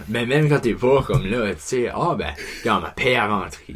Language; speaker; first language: French; native; French